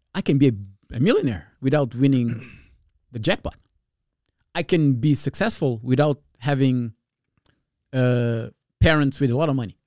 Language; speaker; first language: English; non-native, fluent; Portuguese